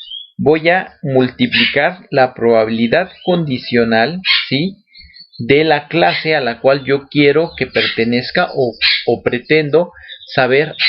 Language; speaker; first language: Spanish; native; Spanish